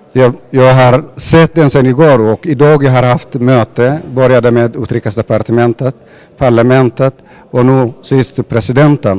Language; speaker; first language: Swedish; non-native, fluent; Somali